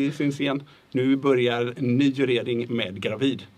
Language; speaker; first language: Swedish; native; Swedish